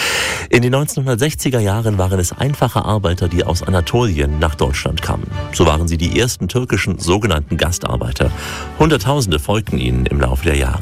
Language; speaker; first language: German; native; German